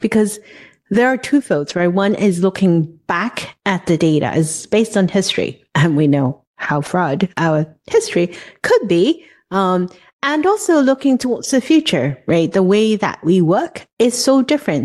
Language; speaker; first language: English; non-native, local second language; Cantonese